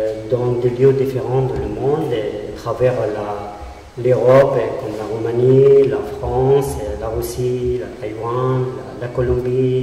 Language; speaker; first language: French; non-native, fluent; Arabic